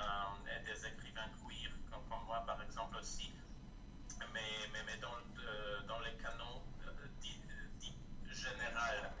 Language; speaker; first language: French; non-native, fluent; Polish